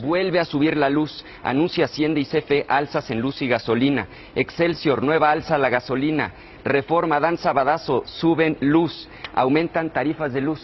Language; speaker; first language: Spanish; native; Spanish